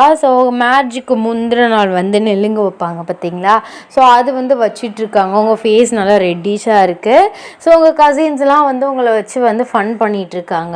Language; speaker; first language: Tamil; native; Tamil